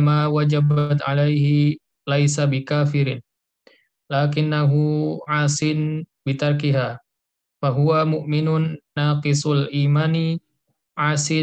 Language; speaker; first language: Arabic; non-native, learner; Indonesian